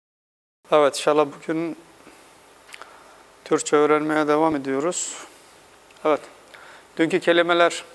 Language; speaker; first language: Turkish; non-native, fluent; Urdu